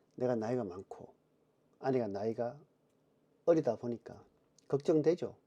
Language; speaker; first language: Korean; native; Korean